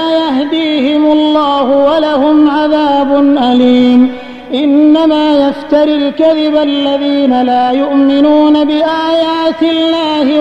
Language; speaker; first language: Arabic; native; Arabic